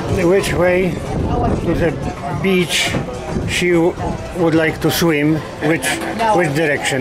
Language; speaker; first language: English; non-native, learner; Polish